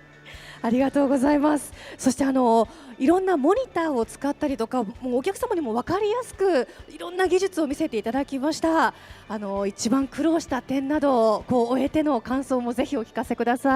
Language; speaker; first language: Japanese; native; Japanese